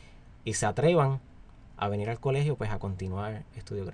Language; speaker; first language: Spanish; native; Spanish